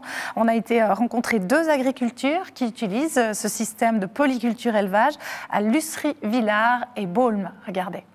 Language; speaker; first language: French; native; French